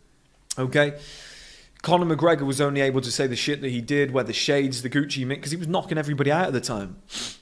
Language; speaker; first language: English; native; English